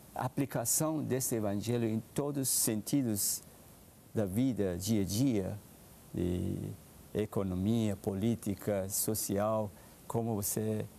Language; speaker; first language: Portuguese; non-native, fluent; Persian